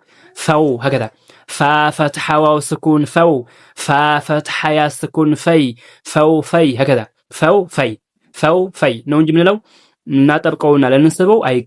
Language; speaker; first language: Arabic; non-native, fluent; Amharic